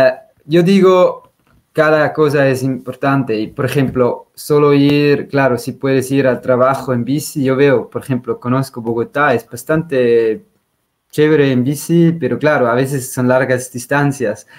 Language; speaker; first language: Spanish; non-native, fluent; Swiss German